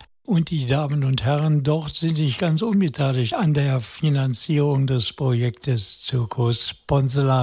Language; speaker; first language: German; native; German